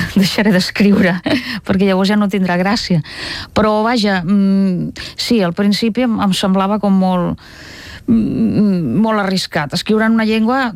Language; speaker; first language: Catalan; non-native, fluent; Russian